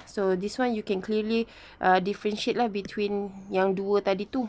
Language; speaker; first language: English; non-native, local second language; Malay